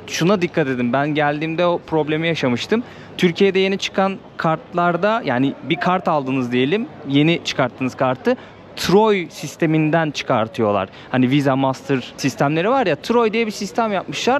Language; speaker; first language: Turkish; native; Turkish